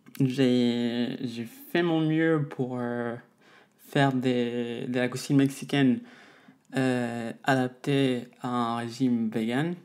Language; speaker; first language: French; non-native, fluent; Spanish